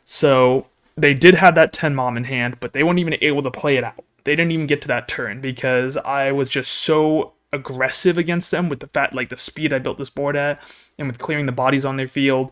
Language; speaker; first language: English; native; English